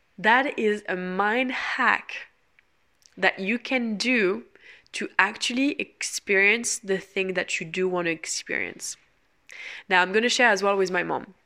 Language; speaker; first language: English; non-native, fluent; French